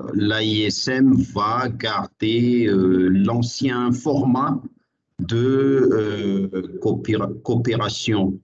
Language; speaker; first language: French; non-native, local second language; Malagasy